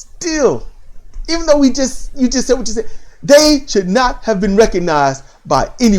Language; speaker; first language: English; native; English